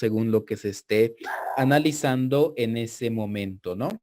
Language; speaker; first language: Spanish; native; Spanish